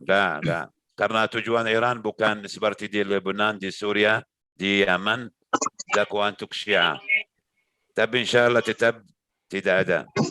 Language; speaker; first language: Indonesian; non-native, learner; Arabic